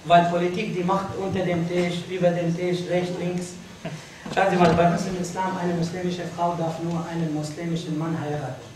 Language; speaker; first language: German; non-native, fluent; Arabic